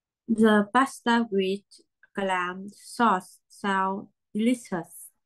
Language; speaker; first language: English; non-native, learner; Vietnamese